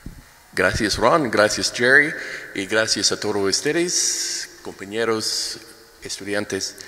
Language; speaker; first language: Spanish; non-native, learner; English